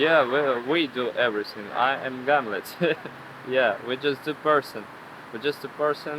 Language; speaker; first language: English; non-native, learner; Ukrainian